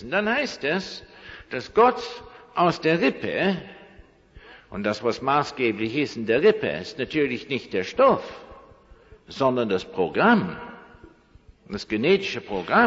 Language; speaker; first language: German; non-native, fluent; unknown